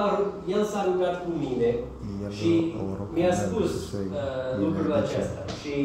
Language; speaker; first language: Romanian; non-native, learner; English